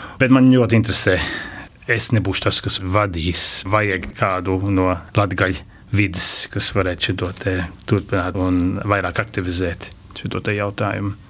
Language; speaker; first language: Latvian; early bilingual, heritage; Latvian